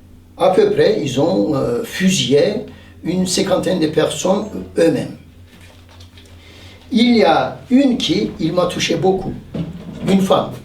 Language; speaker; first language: French; non-native, learner; Turkish